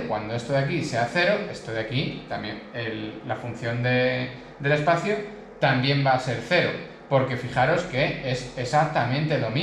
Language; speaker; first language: Spanish; native; Spanish